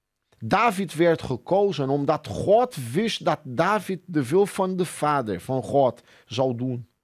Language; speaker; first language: Dutch; non-native, fluent; Portuguese